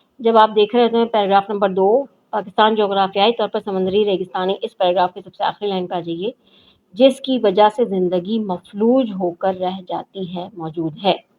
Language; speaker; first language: Urdu; native; Urdu